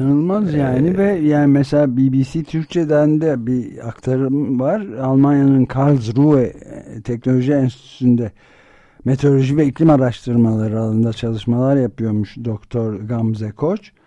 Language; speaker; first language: Turkish; native; Turkish